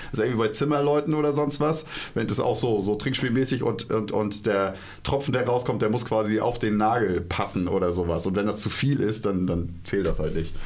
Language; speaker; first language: German; native; German